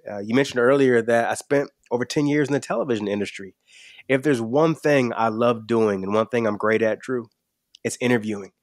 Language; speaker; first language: English; native; English